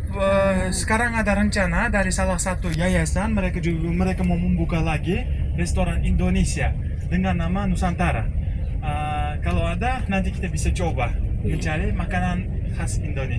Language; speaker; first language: Indonesian; non-native, fluent; Uzbek